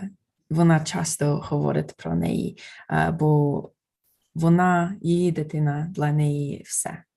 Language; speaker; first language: Ukrainian; non-native, fluent; English